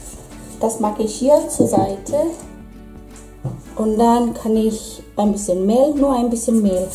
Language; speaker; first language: German; non-native, fluent; Swahili